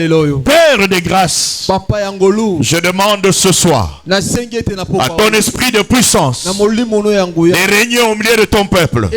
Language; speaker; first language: French; non-native, local second language; Lingala